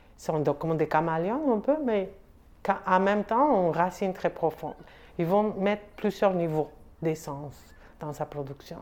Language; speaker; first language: French; non-native, fluent; Spanish